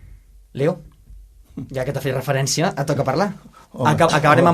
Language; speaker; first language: Catalan; native; Catalan